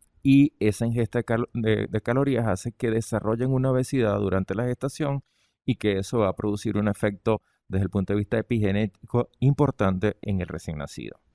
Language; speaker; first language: Spanish; native; Spanish